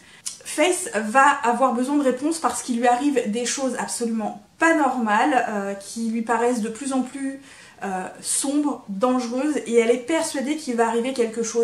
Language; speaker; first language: French; native; French